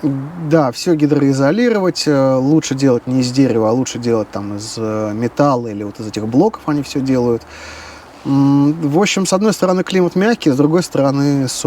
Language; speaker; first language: Russian; native; Russian